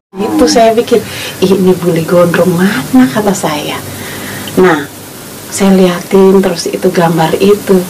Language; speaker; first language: Indonesian; native; Indonesian